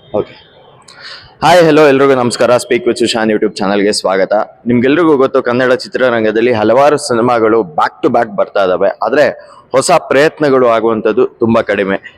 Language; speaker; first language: Kannada; native; Kannada